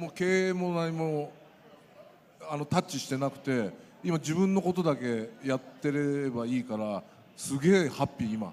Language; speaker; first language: Japanese; native; Japanese